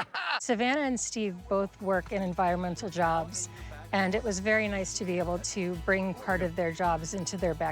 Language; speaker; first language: English; native; English